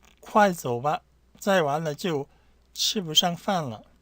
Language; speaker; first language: Chinese; non-native, fluent; Korean